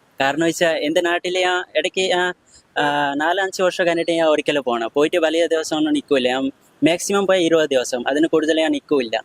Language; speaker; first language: Malayalam; non-native, local second language; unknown